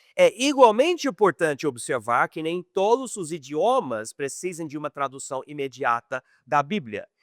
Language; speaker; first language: Portuguese; non-native, fluent; English